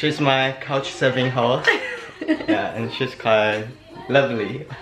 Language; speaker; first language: English; non-native, learner; Chinese